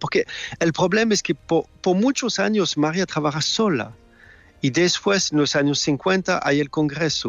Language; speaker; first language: Spanish; non-native, fluent; French